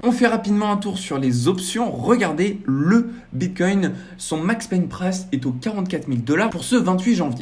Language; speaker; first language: French; native; French